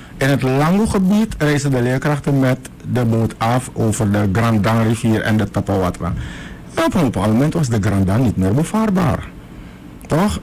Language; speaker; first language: Dutch; native; Dutch